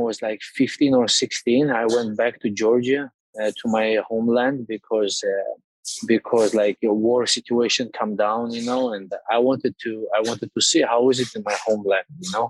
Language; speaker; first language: English; non-native, fluent; Russian